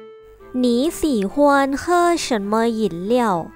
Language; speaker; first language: Chinese; non-native, fluent; Thai